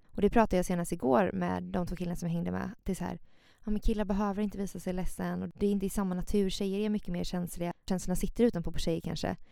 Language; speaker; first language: Swedish; native; Swedish